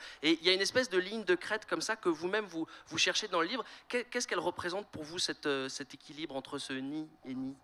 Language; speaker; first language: French; native; French